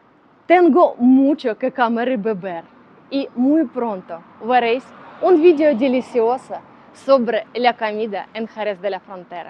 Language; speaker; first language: Spanish; non-native, learner; Ukrainian